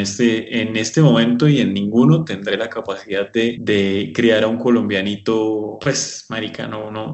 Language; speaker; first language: Spanish; native; Spanish